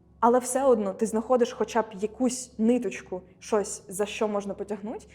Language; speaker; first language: Ukrainian; non-native, local second language; Russian